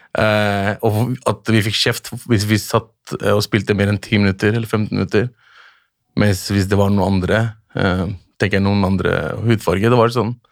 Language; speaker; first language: Norwegian; early bilingual, other home language; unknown